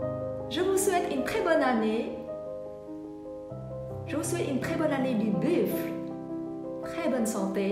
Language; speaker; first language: French; non-native, fluent; Vietnamese